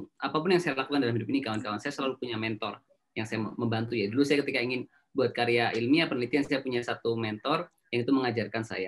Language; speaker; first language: Indonesian; native; Indonesian